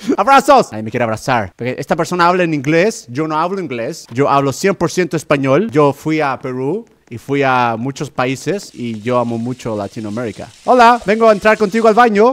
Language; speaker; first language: Spanish; non-native, learner; English